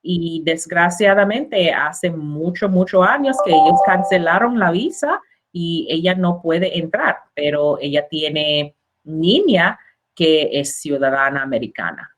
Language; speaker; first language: Spanish; non-native, learner; English